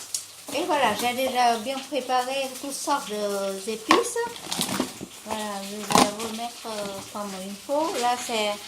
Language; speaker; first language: French; non-native, fluent; Vietnamese